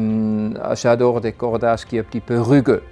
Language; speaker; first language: French; non-native, learner; German